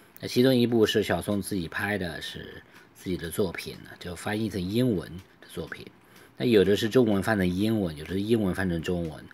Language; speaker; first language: Chinese; native; Chinese